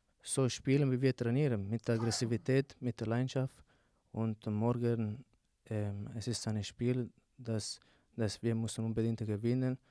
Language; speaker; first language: German; non-native, learner; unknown